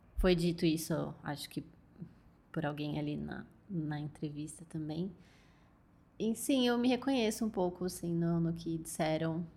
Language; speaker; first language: Portuguese; native; Portuguese